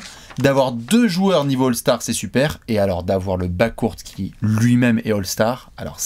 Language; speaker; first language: French; native; French